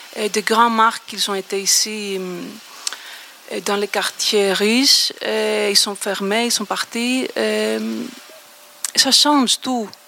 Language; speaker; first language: French; non-native, fluent; Greek